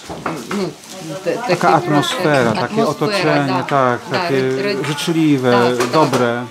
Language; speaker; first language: Ukrainian; non-native, learner; Polish